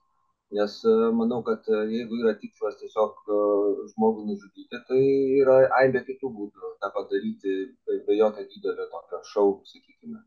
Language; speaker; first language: Lithuanian; native; Lithuanian